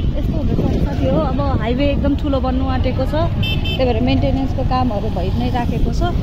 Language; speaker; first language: Nepali; non-native, local second language; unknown